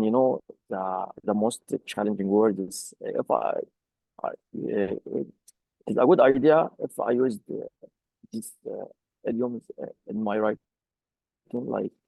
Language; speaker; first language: English; non-native, fluent; Arabic